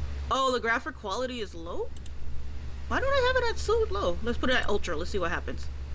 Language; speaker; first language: English; native; English